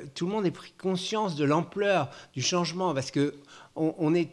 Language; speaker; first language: French; native; French